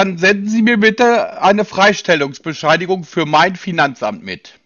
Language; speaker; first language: German; native; German